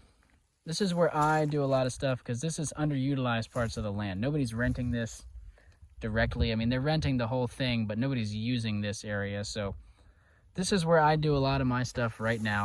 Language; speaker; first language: English; native; English